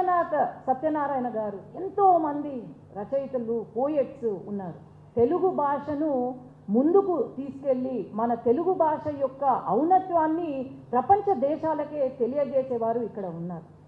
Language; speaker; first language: Telugu; native; Telugu